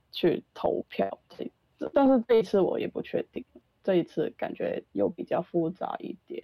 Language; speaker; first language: Chinese; non-native, local second language; Cantonese